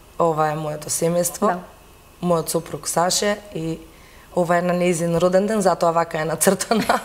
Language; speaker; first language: Macedonian; native; Macedonian